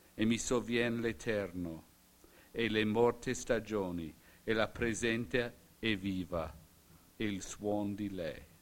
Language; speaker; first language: Italian; non-native, fluent; English